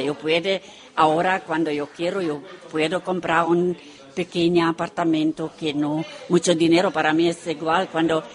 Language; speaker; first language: Spanish; non-native, learner; Romanian